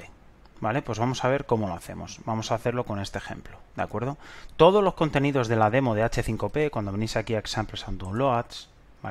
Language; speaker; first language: Spanish; native; Spanish